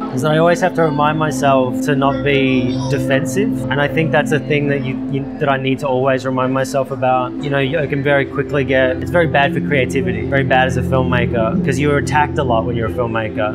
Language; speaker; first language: English; native; English